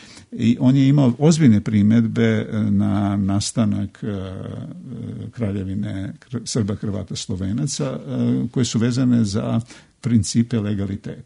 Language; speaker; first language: Serbian; native; Serbian